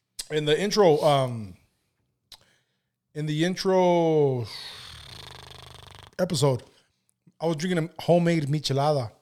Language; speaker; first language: English; early bilingual, other home language; Spanish